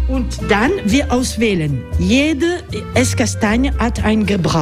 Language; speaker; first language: German; non-native, fluent; French